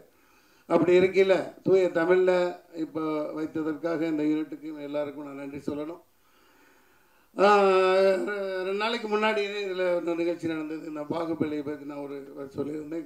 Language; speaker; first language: Tamil; native; Tamil